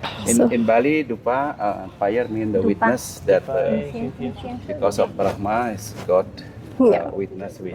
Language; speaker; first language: English; non-native, learner; Indonesian